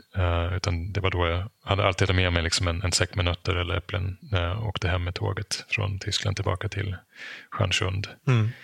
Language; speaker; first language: Swedish; non-native, fluent; German